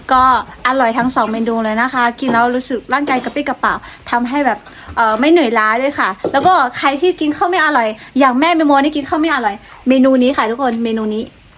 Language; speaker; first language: Thai; non-native, local second language; Karen languages